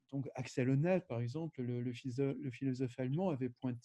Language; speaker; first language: French; native; French